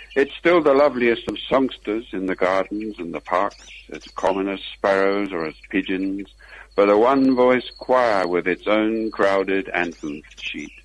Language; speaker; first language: English; native; English